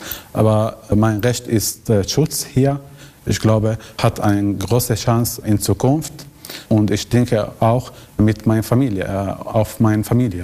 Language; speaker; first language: German; non-native, learner; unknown